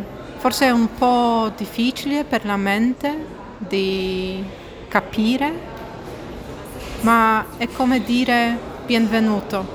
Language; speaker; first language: Italian; non-native, learner; Polish